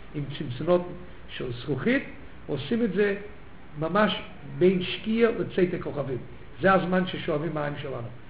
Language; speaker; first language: Hebrew; early bilingual, heritage; Hebrew